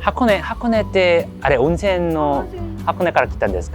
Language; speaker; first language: Japanese; non-native, learner; English